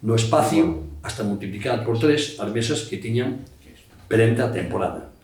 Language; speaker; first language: Spanish; non-native, local second language; Galician